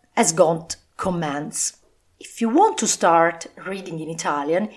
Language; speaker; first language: English; non-native, fluent; Italian